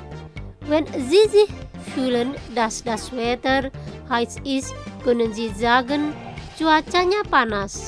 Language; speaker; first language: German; non-native, fluent; Indonesian